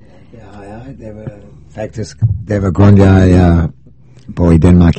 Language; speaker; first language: Danish; non-native, fluent; English